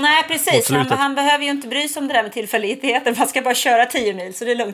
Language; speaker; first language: Swedish; native; Swedish